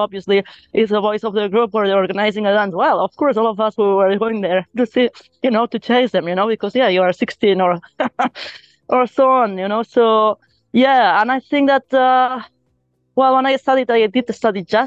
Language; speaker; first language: English; non-native, fluent; Spanish